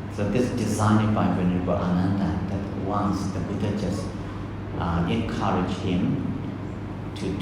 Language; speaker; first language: English; non-native, fluent; Burmese